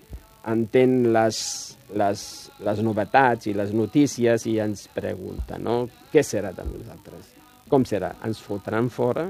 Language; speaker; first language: Catalan; non-native, fluent; Riffian